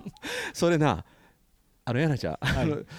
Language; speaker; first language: Japanese; native; Japanese